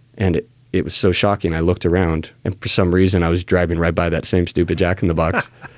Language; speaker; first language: English; native; English